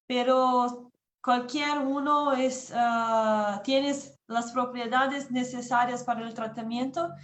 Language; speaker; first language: Spanish; non-native, learner; Portuguese